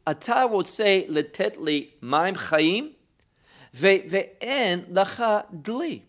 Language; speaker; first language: Hebrew; non-native, fluent; English